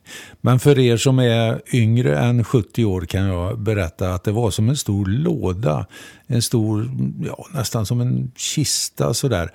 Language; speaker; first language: Swedish; native; Swedish